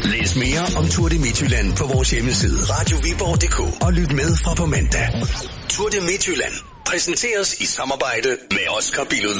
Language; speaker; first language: Danish; native; Danish